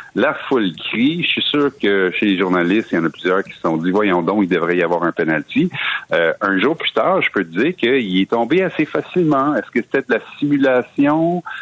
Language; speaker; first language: French; native; French